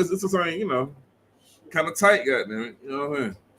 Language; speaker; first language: English; native; English